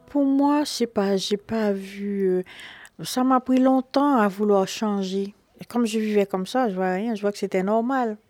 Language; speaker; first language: French; non-native, local second language; Haitian Creole